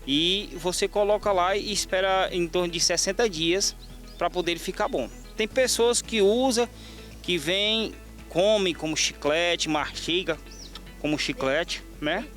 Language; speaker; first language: Portuguese; native; Portuguese